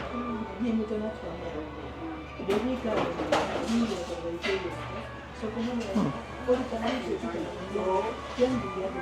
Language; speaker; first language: Japanese; native; Japanese